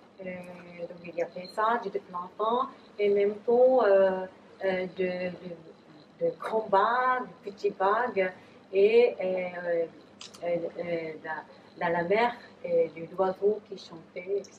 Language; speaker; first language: French; non-native, learner; Japanese